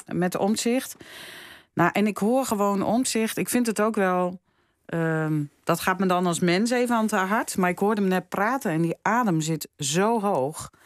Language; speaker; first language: Dutch; native; Dutch